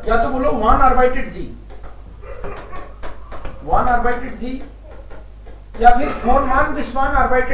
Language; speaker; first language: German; non-native, fluent; Hindi